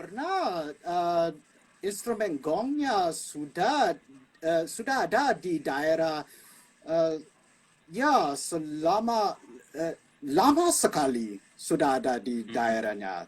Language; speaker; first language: Indonesian; non-native, fluent; English